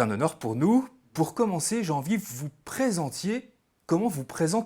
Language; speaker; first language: French; native; French